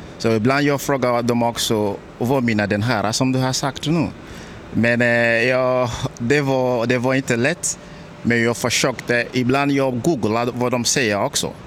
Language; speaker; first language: Swedish; non-native, learner; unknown